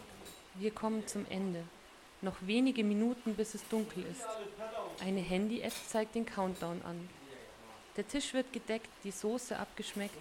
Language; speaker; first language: German; native; German